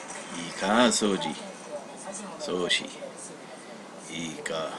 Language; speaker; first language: Japanese; non-native, learner; English